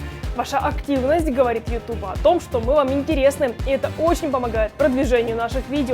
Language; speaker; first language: Russian; native; Russian